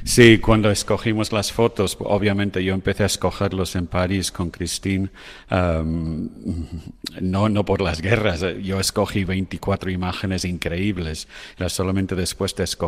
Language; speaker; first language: Spanish; non-native, fluent; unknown